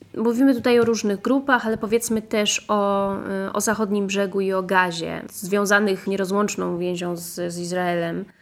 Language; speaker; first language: Polish; native; Polish